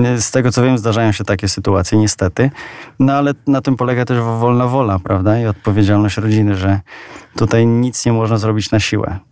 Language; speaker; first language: Polish; native; Polish